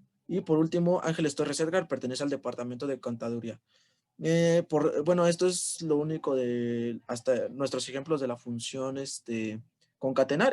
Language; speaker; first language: Spanish; native; Spanish